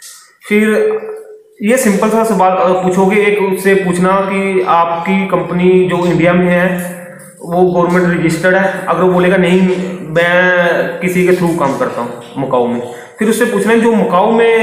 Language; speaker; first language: Hindi; native; Hindi